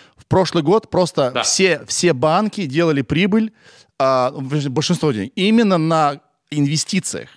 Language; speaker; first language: Russian; native; Russian